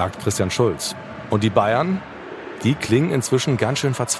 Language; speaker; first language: German; native; German